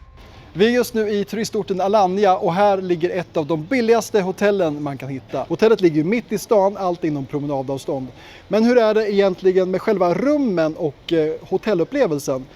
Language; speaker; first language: Swedish; native; Swedish